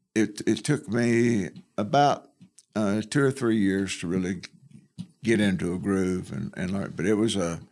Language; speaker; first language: English; native; English